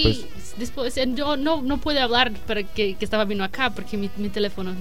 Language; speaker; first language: Spanish; non-native, learner; Portuguese